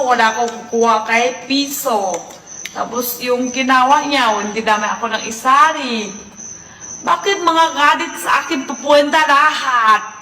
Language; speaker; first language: Filipino; non-native, learner; Chinese